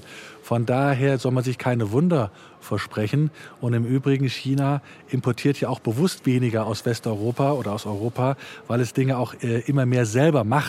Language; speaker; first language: German; native; German